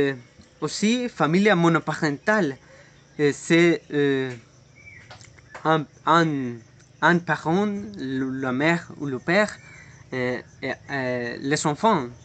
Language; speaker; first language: French; non-native, learner; Spanish